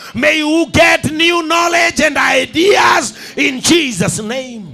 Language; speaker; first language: English; non-native, local second language; Swahili